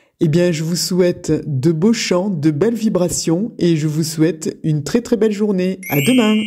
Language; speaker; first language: French; native; French